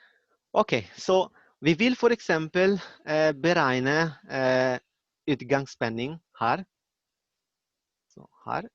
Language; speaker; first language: Norwegian; non-native, learner; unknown